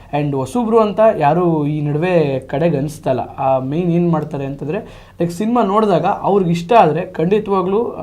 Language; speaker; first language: Kannada; native; Kannada